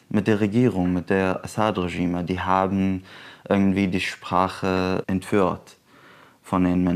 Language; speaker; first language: German; non-native, fluent; Arabic